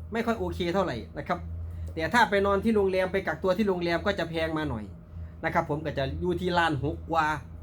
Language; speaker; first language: Thai; native; Thai